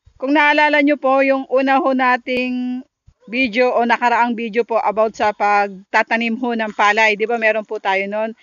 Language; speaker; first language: Filipino; non-native, local second language; Iloko